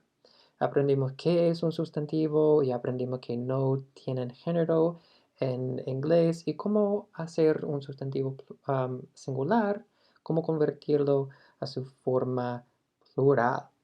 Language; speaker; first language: Spanish; non-native, fluent; English